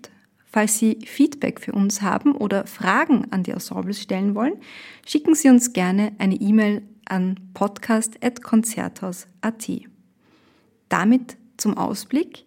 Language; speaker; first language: German; native; German